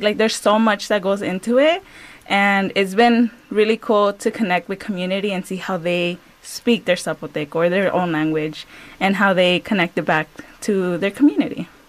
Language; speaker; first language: English; early bilingual, other home language; Spanish